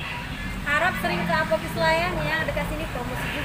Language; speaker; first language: Indonesian; non-native, local second language; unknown